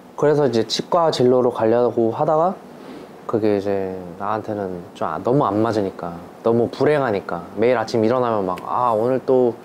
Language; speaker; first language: Korean; early bilingual, heritage; Korean